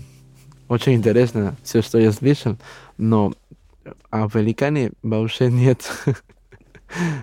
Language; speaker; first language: Russian; non-native, learner; Spanish